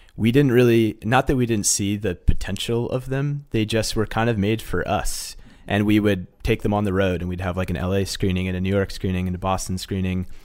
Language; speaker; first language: English; native; English